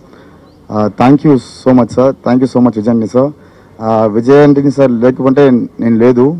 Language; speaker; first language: Telugu; non-native, learner; Tamil